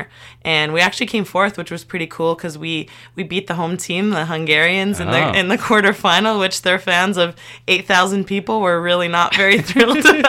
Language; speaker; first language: English; native; English